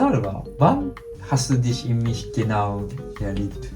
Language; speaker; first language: German; non-native, learner; Japanese